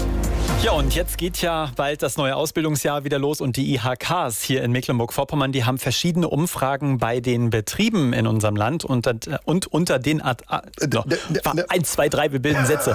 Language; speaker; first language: German; native; German